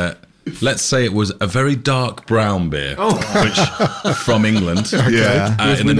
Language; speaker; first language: English; native; English